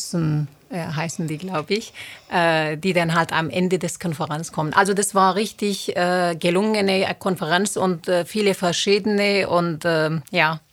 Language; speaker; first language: German; non-native, fluent; Turoyo